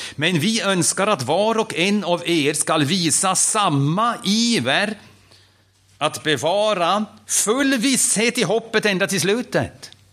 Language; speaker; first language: Swedish; non-native, fluent; German